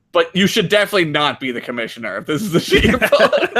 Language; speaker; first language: English; native; English